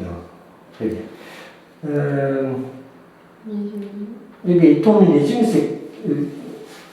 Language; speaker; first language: French; non-native, fluent; Japanese